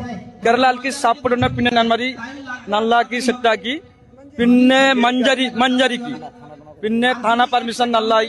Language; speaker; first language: Malayalam; non-native, learner; Bangla